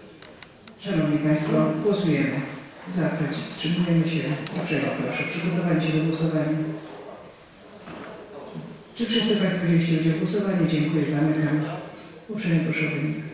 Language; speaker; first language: Polish; native; Polish